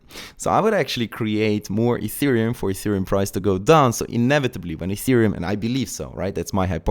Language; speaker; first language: English; non-native, fluent; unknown